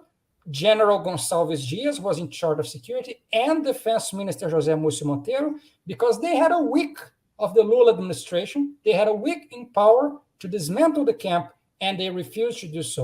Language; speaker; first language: English; non-native, fluent; Portuguese